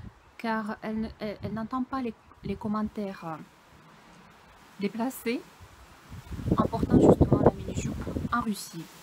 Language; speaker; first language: French; non-native, fluent; Russian